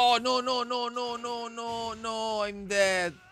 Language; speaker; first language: English; non-native, learner; Spanish